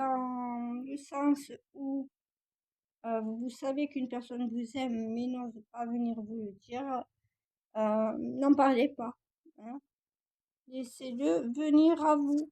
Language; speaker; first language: French; native; French